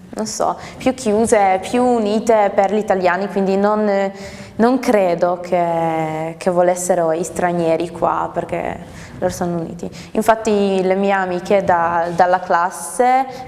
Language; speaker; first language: Italian; early bilingual, other home language; German